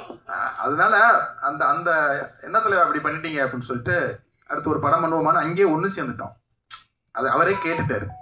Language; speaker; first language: Tamil; native; Tamil